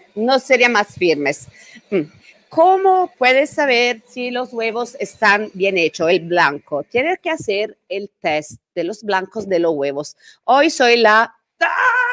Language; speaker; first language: Spanish; non-native, learner; Italian